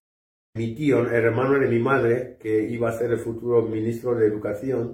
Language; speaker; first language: Spanish; early bilingual, other home language; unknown